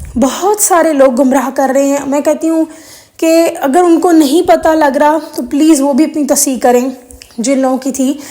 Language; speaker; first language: Urdu; native; Urdu